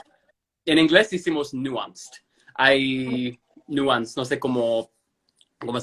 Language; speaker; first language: Spanish; non-native, fluent; English